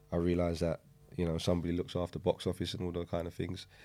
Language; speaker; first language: English; native; English